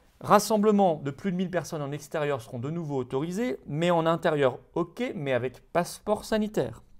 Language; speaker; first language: French; native; French